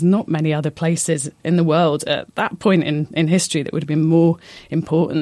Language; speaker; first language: English; native; English